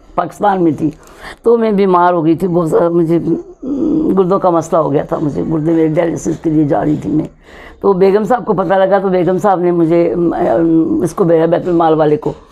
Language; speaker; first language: Urdu; non-native, local second language; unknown